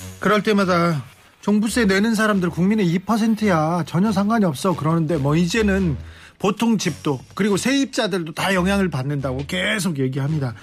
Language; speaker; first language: Korean; native; Korean